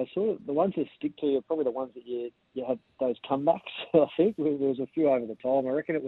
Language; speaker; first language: English; native; English